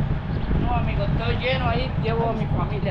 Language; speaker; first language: Spanish; native; Spanish